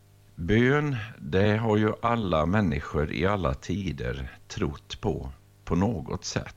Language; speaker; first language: Swedish; native; Swedish